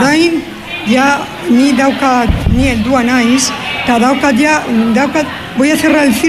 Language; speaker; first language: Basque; non-native, learner; Spanish